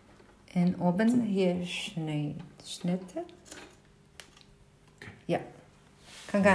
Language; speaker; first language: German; non-native, learner; Chinese